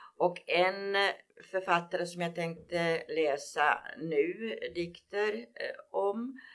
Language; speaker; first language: Swedish; native; Swedish